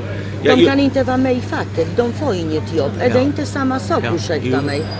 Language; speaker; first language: Swedish; non-native, fluent; Polish